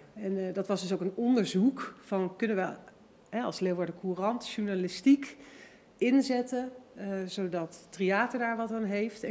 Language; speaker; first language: Dutch; native; Dutch